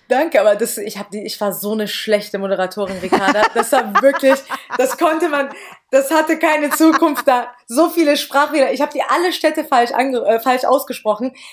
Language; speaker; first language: German; early bilingual, other home language; Persian